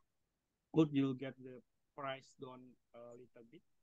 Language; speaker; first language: English; non-native, learner; Indonesian